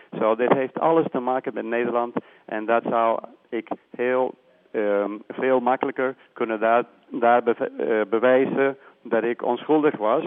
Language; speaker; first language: Dutch; non-native, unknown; Spanish